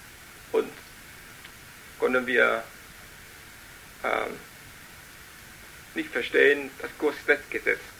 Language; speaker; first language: German; non-native, learner; Vietnamese